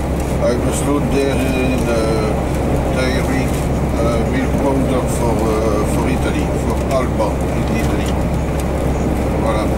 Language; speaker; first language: English; non-native, learner; French